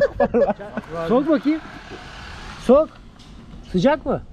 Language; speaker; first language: Turkish; native; Turkish